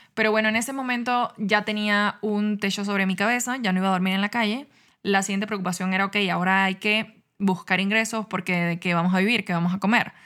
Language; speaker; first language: Spanish; native; Spanish